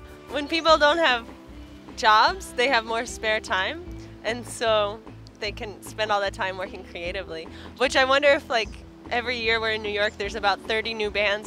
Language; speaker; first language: English; native; English